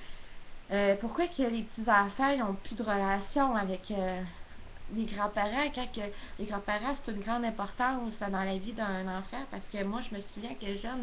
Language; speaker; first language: French; native; French